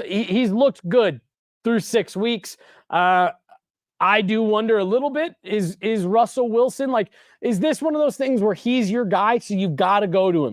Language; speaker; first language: English; native; English